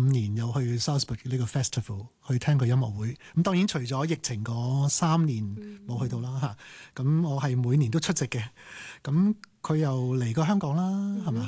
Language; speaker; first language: Cantonese; native; Cantonese